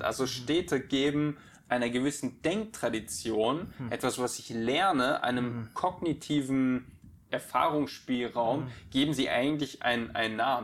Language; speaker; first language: German; native; German